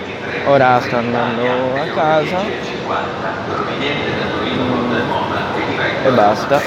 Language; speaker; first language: Italian; non-native, fluent; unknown